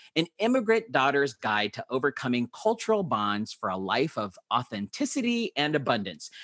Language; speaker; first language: English; early bilingual, other home language; Filipino